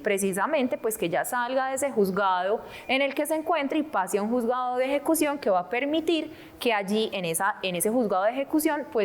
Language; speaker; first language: Spanish; native; Spanish